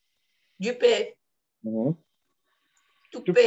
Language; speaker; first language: French; non-native, learner; Spanish